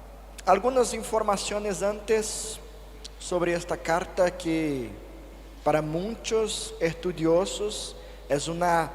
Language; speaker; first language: Spanish; non-native, fluent; Portuguese